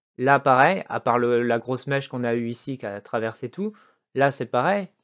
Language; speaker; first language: French; native; French